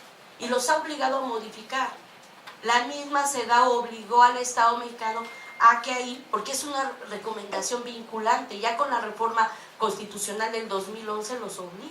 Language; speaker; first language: Spanish; native; Spanish